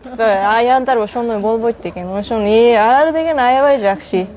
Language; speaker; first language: Kyrgyz; non-native, learner; Japanese